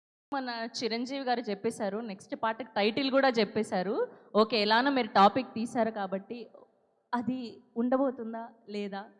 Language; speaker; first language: Telugu; native; Telugu